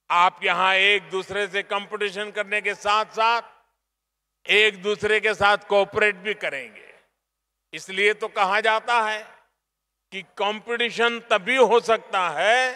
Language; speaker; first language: Hindi; non-native, local second language; Gujarati